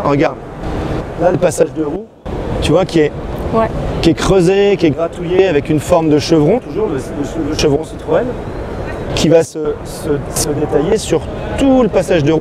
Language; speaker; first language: French; native; French